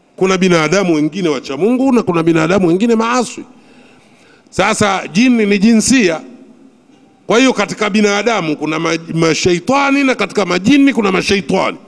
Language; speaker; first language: Swahili; native; Swahili